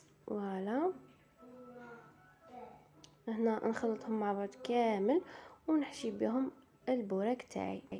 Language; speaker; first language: Arabic; native; Arabic